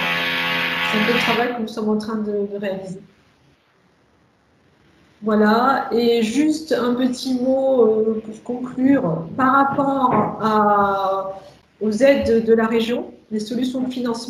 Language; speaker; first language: French; native; French